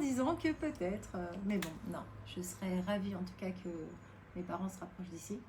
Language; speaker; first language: French; native; French